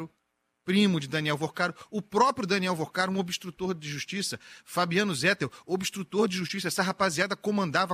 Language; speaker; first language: Portuguese; native; Portuguese